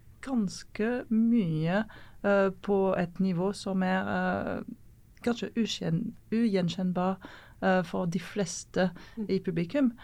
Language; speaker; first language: Norwegian; non-native, fluent; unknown